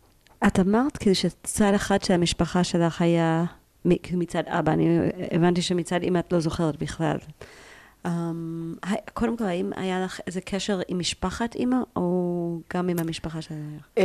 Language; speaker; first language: Hebrew; native; Hebrew